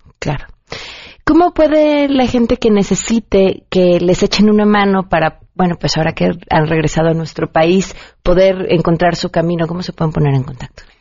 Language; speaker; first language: Spanish; native; Spanish